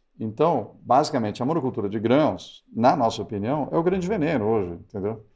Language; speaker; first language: Portuguese; early bilingual, other home language; Spanish